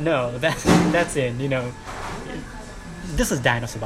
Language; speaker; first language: English; non-native, learner; Japanese